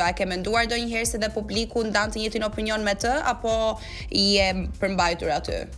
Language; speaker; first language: Albanian; native; Albanian